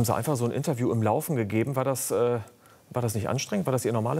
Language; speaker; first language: German; native; German